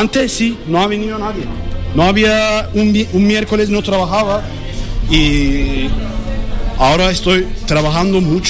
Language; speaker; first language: Spanish; non-native, learner; Turkish